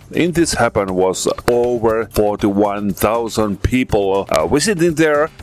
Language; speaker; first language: English; non-native, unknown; Finnish